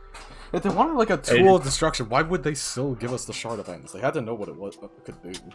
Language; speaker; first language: English; native; English